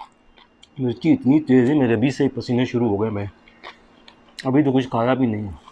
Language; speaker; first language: Hindi; native; Hindi